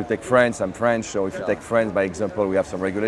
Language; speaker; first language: English; non-native, fluent; French